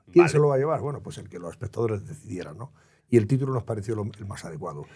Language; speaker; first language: Spanish; native; Spanish